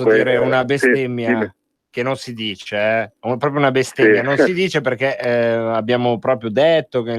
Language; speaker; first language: Italian; native; Italian